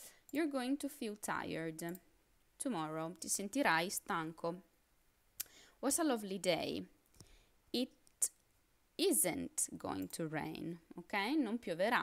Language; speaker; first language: English; non-native, fluent; Italian